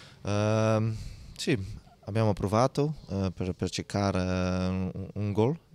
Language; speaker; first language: Italian; non-native, learner; Dutch